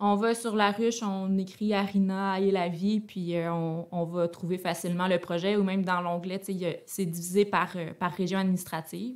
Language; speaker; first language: French; native; French